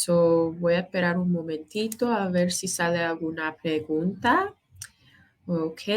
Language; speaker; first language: Spanish; non-native, fluent; English